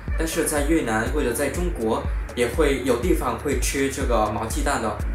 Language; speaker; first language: Chinese; non-native, fluent; Vietnamese